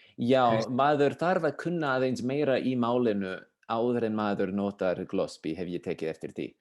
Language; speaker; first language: Icelandic; non-native, fluent; English